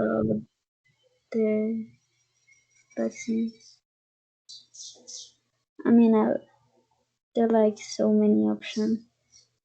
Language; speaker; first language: English; non-native, fluent; Spanish